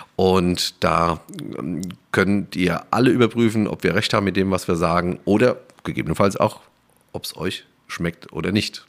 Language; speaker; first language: German; native; German